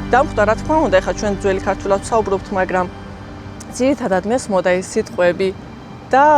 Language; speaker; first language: Georgian; early bilingual, other home language; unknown